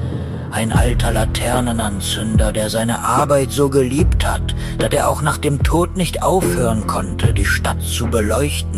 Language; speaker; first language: German; native; German